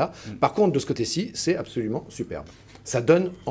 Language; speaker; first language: French; native; French